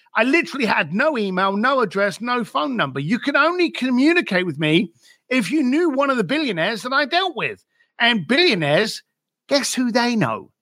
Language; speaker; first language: English; native; English